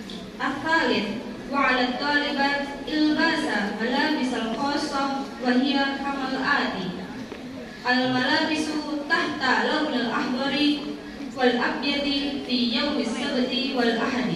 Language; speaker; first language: Arabic; non-native, learner; Indonesian